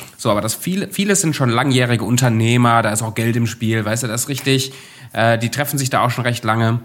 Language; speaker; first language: German; native; German